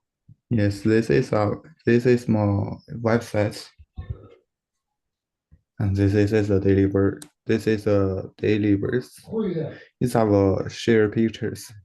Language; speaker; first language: English; non-native, learner; Chinese